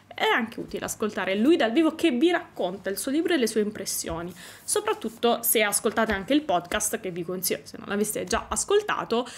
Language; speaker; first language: Italian; native; Italian